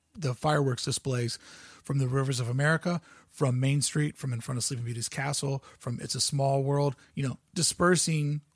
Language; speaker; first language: English; native; English